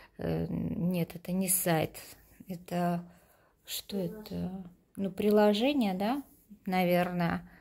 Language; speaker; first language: Russian; non-native, local second language; Armenian